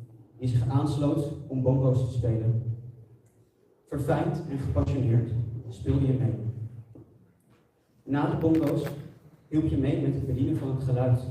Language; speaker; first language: Dutch; early bilingual, other home language; Tamil